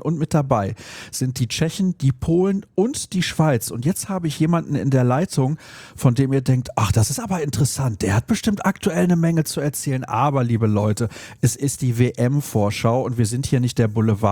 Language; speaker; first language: German; native; German